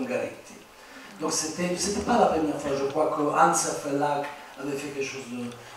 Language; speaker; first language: French; non-native, fluent; Italian